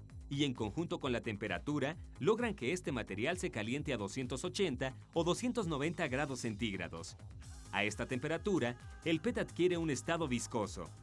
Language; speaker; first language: Spanish; native; Spanish